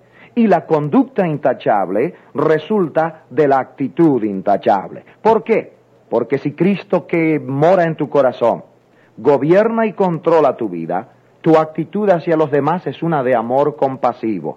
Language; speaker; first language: Spanish; native; Spanish